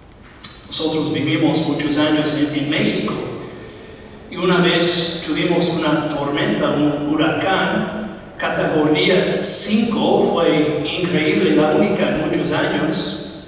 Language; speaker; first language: Spanish; non-native, fluent; English